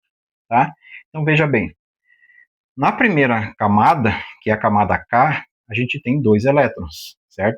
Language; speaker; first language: Portuguese; native; Portuguese